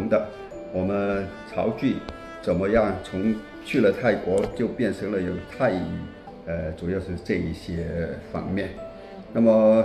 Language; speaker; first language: Chinese; non-native, local second language; Min Nan Chinese